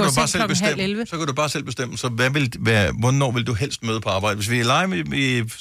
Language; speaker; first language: Danish; native; Danish